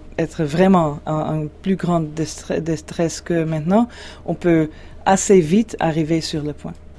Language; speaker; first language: French; non-native, fluent; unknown